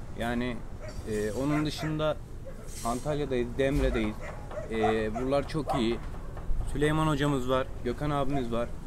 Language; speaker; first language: Turkish; native; Turkish